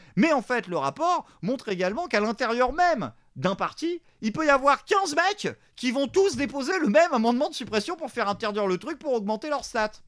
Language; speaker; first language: French; native; French